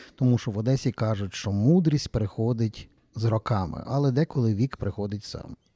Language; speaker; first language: Ukrainian; native; Ukrainian